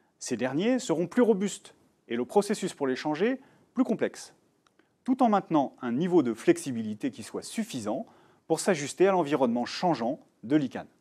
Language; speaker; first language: French; native; French